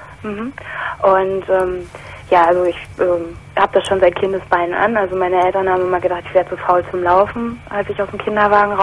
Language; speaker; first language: German; native; German